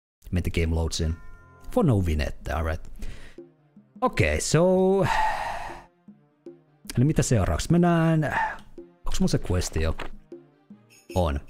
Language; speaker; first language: Finnish; native; Finnish